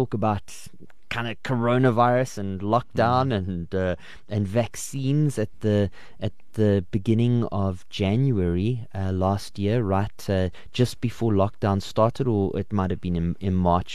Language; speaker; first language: English; native; English